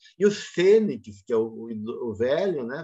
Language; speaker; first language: Portuguese; native; Portuguese